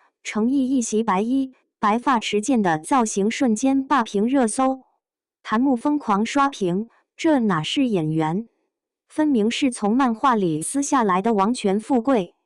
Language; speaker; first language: Chinese; native; Chinese